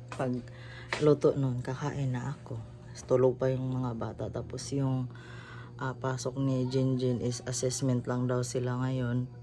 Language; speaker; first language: Filipino; non-native, local second language; Cebuano